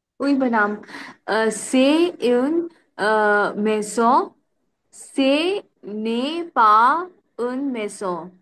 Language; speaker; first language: French; non-native, learner; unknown